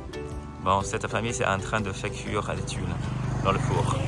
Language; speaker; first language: French; non-native, fluent; Vietnamese